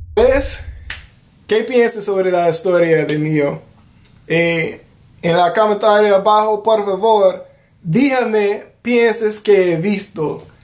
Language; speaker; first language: Spanish; non-native, learner; English